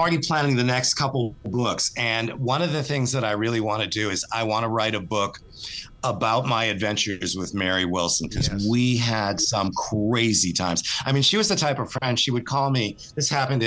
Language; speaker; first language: English; native; English